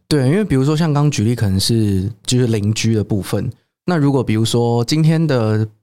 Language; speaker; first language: Chinese; native; Chinese